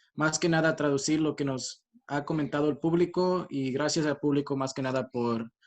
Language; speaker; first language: Spanish; early bilingual, heritage; Spanish